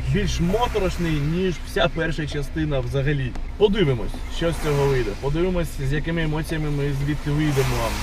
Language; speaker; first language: Ukrainian; non-native, local second language; Russian